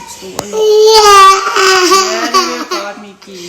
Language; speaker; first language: Danish; non-native, learner; Thai